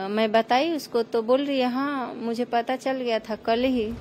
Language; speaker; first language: Hindi; native; Hindi